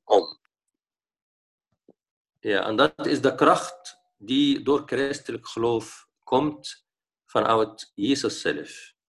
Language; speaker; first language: Dutch; non-native, fluent; Arabic